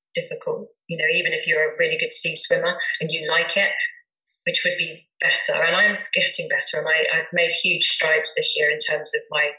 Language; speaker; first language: English; native; English